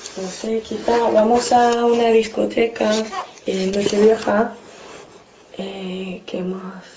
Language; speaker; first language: Spanish; non-native, fluent; English